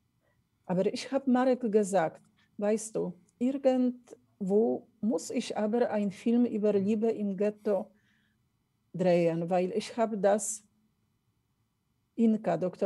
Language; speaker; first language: German; non-native, fluent; Polish